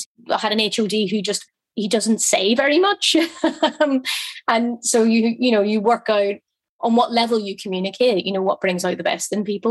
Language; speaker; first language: English; native; English